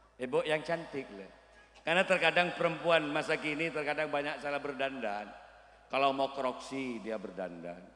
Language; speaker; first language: Indonesian; non-native, local second language; Madurese